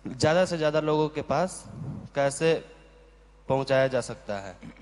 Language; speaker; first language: Hindi; native; Hindi